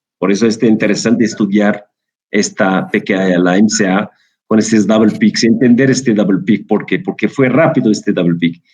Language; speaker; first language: Spanish; non-native, fluent; Arabic